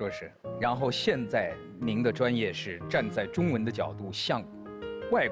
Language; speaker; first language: Chinese; native; Chinese